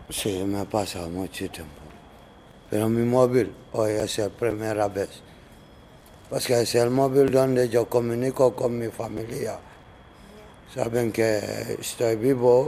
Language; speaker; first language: Spanish; non-native, learner; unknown